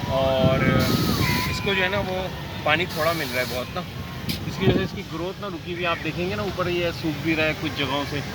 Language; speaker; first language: Urdu; native; Urdu